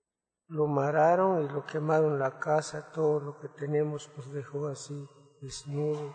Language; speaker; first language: Spanish; non-native, local second language; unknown